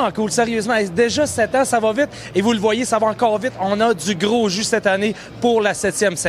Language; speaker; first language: French; native; French